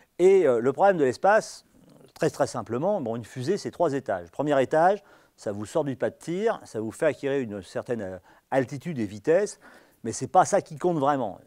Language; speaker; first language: French; native; French